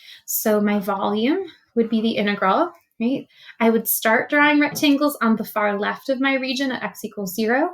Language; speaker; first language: English; native; English